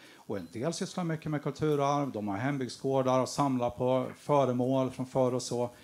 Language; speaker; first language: Swedish; native; Swedish